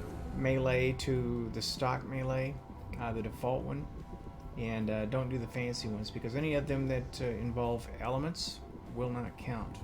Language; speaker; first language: English; native; English